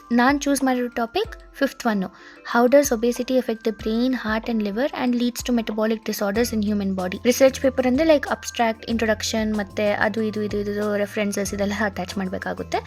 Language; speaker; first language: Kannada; native; Kannada